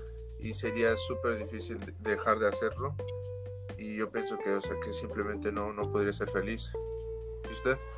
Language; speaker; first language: Spanish; early bilingual, heritage; Spanish